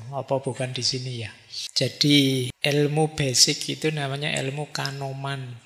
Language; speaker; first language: Indonesian; native; Indonesian